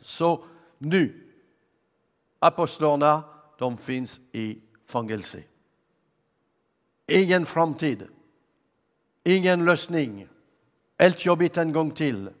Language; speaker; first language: Swedish; non-native, learner; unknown